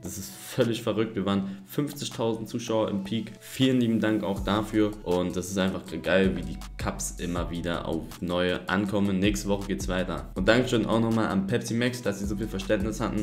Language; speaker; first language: German; native; German